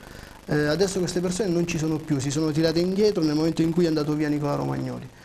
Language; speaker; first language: Italian; native; Italian